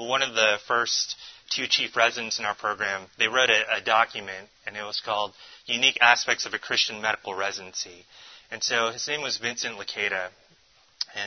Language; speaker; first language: English; native; English